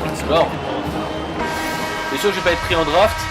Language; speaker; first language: French; native; French